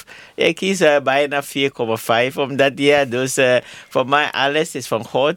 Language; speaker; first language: Dutch; non-native, learner; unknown